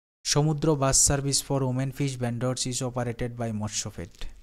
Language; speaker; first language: English; non-native, local second language; Bangla